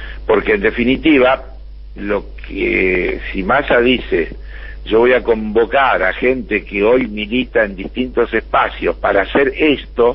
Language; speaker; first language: Spanish; native; Spanish